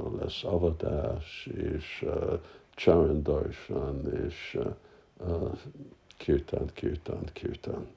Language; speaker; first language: Hungarian; early bilingual, heritage; Hungarian